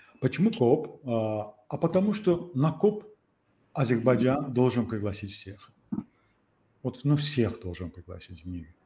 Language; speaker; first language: Russian; non-native, local second language; Azerbaijani